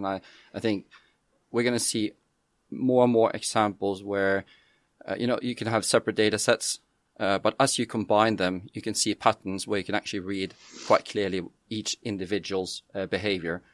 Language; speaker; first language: English; non-native, fluent; Norwegian